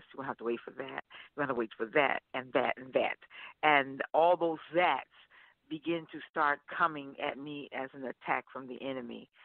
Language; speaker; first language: English; native; English